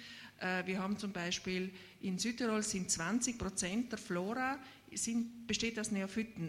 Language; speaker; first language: German; native; German